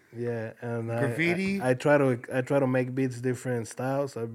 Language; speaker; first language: English; early bilingual, other home language; Spanish